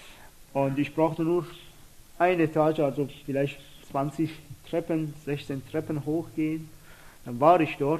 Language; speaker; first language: German; non-native, fluent; Persian